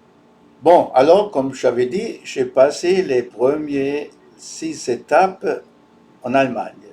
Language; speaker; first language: French; non-native, fluent; German